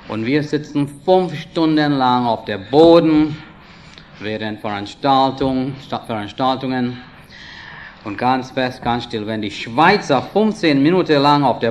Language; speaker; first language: German; non-native, fluent; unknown